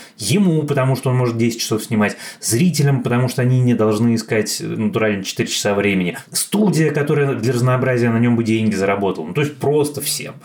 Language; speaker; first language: Russian; native; Russian